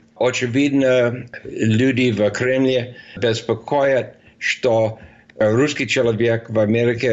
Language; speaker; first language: Russian; non-native, fluent; English